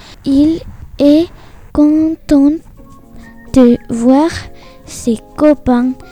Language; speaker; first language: French; non-native, learner; Spanish